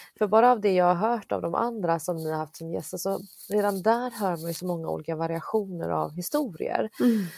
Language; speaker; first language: Swedish; early bilingual, other home language; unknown